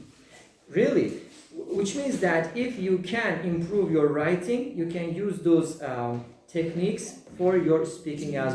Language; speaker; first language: English; non-native, fluent; Persian